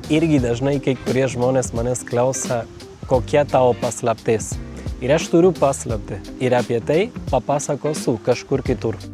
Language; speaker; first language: Lithuanian; non-native, fluent; Spanish